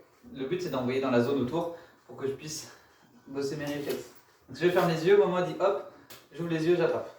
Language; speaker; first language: French; native; French